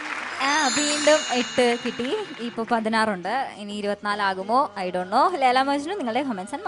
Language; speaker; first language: Malayalam; native; Malayalam